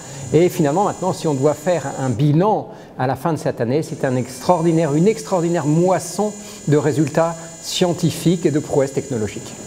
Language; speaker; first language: French; native; French